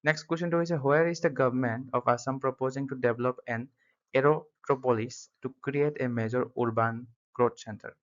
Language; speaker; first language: English; non-native, local second language; Assamese